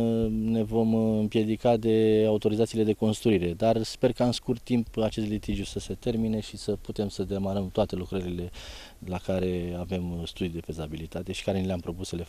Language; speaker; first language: Romanian; native; Romanian